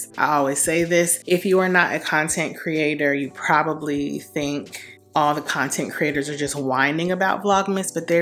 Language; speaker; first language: English; native; English